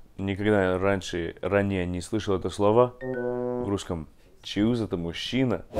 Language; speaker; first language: Russian; non-native, fluent; English